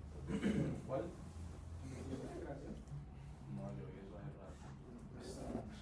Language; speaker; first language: Spanish; native; Spanish